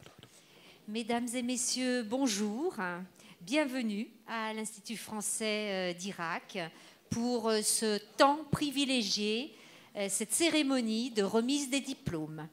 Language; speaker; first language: French; native; French